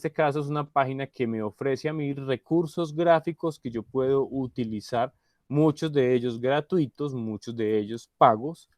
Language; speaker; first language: Spanish; native; Spanish